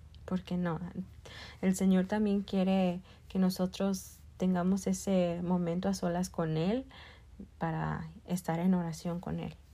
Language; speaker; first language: Spanish; early bilingual, other home language; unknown